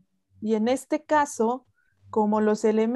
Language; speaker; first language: Spanish; native; Spanish